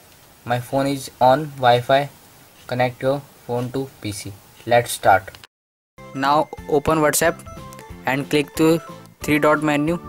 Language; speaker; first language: English; non-native, learner; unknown